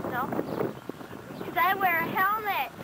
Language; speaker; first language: English; native; English